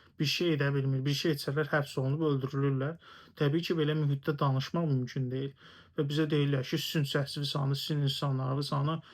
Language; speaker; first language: Azerbaijani; non-native, local second language; Talysh